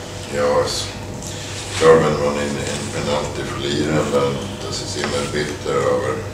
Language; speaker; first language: German; non-native, fluent; Swedish